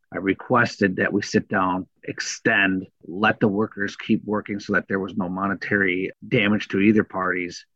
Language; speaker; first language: English; native; English